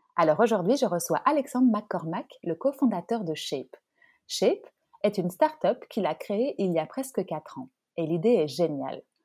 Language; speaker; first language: French; native; French